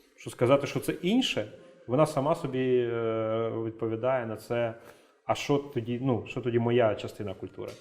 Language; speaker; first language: Ukrainian; native; Ukrainian